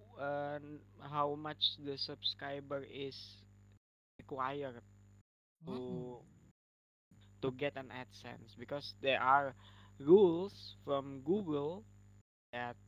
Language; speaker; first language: English; non-native, learner; Indonesian